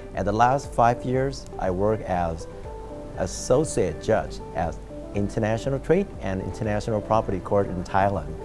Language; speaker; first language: English; non-native, fluent; Thai